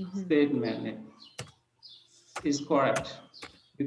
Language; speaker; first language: English; non-native, learner; French